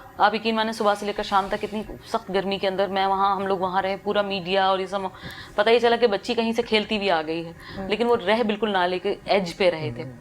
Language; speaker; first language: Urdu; native; Urdu